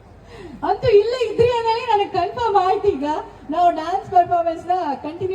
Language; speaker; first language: Kannada; native; Kannada